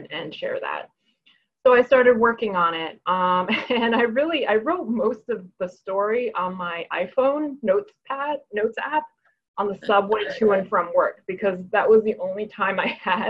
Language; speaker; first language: English; early bilingual, other home language; Chinese